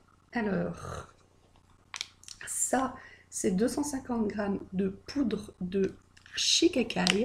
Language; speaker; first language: French; native; French